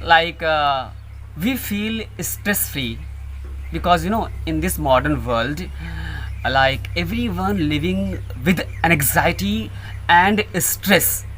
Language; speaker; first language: English; non-native, learner; Hindi